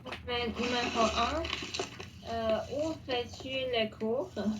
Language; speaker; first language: French; non-native, learner; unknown